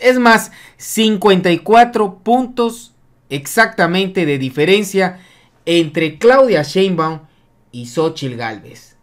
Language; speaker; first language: Spanish; native; Spanish